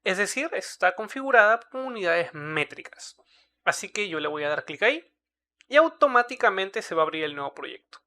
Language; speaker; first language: Spanish; native; Spanish